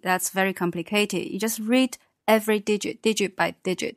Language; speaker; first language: English; non-native, fluent; Chinese